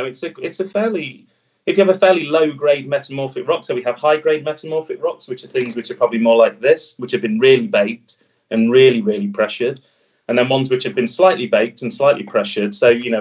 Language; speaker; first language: English; native; English